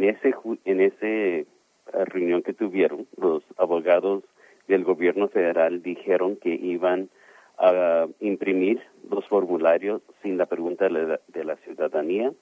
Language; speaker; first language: Spanish; early bilingual, heritage; Spanish